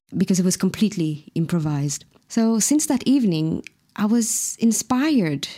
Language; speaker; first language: English; non-native, fluent; Morisyen